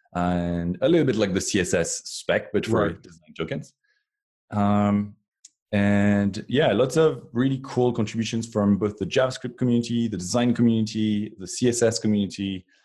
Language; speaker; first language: English; non-native, fluent; French